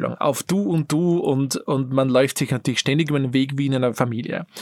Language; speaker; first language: German; native; German